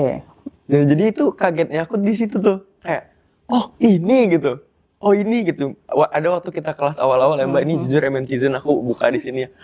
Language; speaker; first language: Indonesian; native; Indonesian